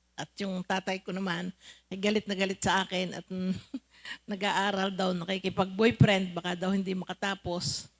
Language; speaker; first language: Filipino; native; Filipino